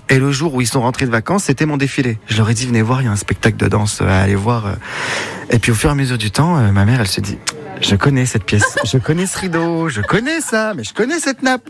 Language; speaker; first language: French; early bilingual, other home language; Arabic